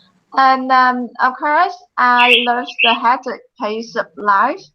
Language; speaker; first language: English; non-native, fluent; Vietnamese